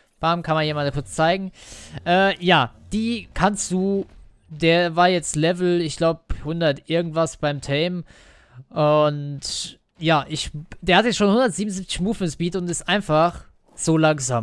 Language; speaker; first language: German; native; German